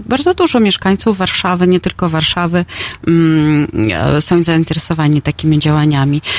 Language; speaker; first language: Polish; non-native, fluent; Russian